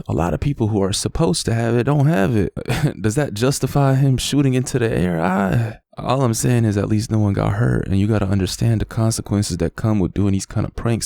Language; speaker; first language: English; native; English